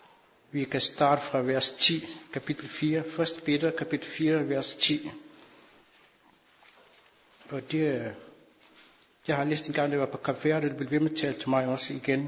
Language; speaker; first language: Danish; non-native, fluent; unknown